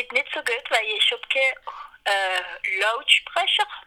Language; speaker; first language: German; non-native, learner; French